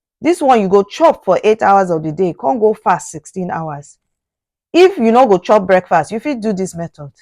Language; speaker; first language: Nigerian Pidgin; non-native, local second language; Yoruba